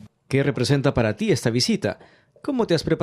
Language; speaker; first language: Spanish; native; Spanish